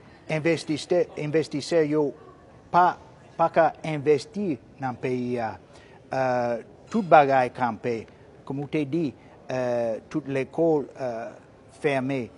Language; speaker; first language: Haitian Creole; non-native, fluent; English